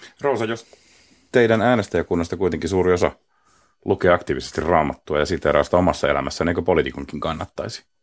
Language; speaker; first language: Finnish; native; Finnish